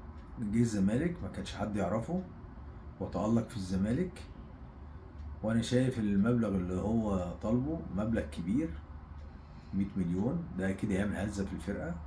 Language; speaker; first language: Arabic; native; Arabic